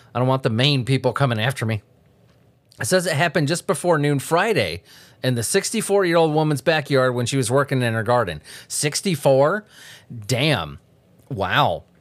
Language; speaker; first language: English; native; English